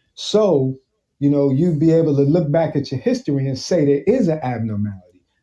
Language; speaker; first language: English; native; English